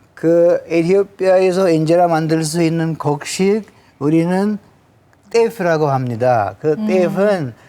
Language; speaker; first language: Korean; non-native, fluent; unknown